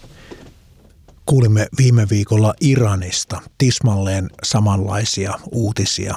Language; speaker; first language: Finnish; native; Finnish